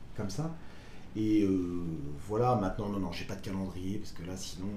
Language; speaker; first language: French; native; French